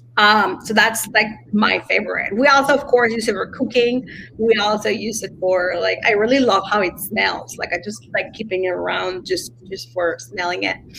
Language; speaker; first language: English; non-native, fluent; Spanish